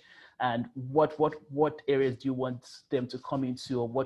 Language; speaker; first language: English; non-native, local second language; Yoruba